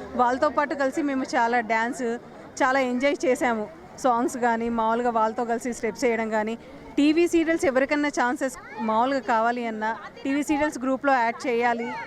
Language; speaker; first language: Telugu; non-native, fluent; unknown